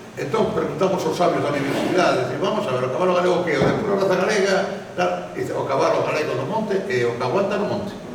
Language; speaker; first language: Galician; non-native, local second language; Spanish